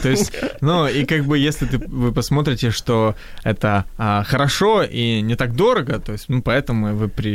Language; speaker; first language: Russian; non-native, local second language; Ukrainian